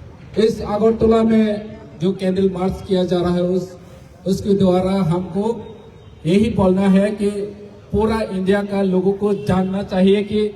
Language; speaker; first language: Hindi; non-native, local second language; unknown